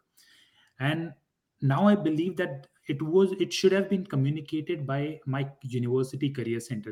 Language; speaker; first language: English; non-native, local second language; Hindi